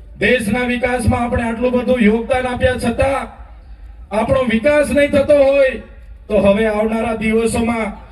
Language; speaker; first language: Gujarati; non-native, local second language; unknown